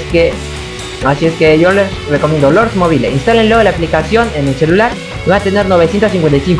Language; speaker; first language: Spanish; native; Spanish